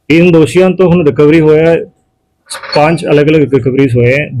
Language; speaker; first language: Hindi; non-native, local second language; Punjabi